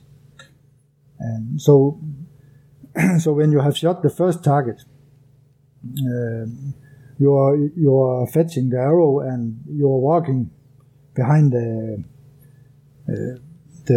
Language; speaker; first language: English; non-native, fluent; Danish